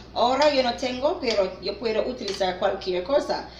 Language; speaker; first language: Spanish; non-native, fluent; English